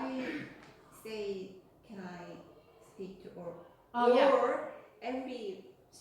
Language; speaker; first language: English; non-native, fluent; Korean